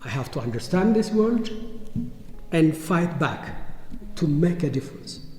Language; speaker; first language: English; non-native, local second language; Amharic